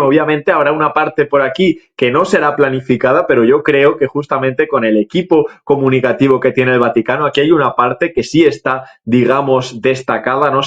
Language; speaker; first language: Spanish; native; Spanish